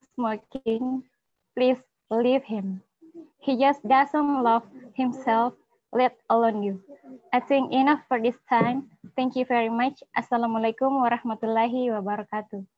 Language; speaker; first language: English; non-native, learner; Indonesian